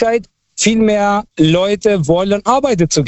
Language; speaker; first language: German; non-native, fluent; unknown